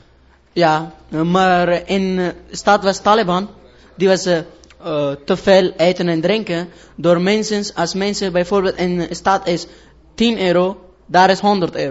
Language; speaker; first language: Dutch; non-native, learner; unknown